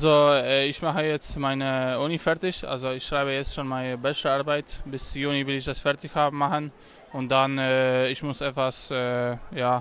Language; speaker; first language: German; non-native, learner; Polish